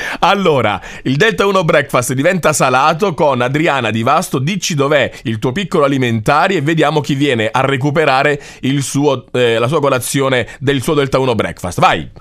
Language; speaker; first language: Italian; native; Italian